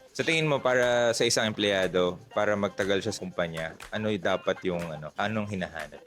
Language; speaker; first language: Filipino; native; Filipino